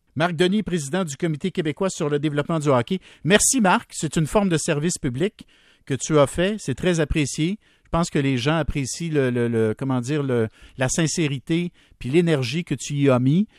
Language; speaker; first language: French; native; French